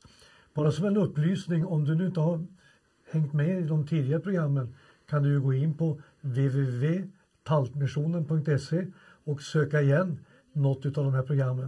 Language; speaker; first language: Swedish; native; Swedish